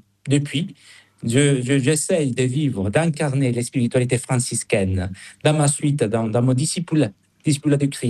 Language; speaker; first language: French; non-native, fluent; Spanish